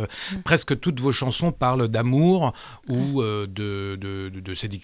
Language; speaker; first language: French; native; French